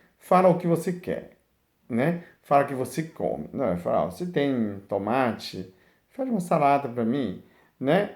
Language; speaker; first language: Portuguese; non-native, fluent; Chinese